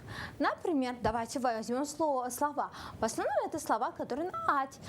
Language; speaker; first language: Russian; non-native, local second language; Kyrgyz